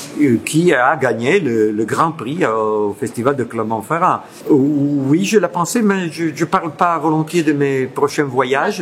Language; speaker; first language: French; non-native, fluent; Italian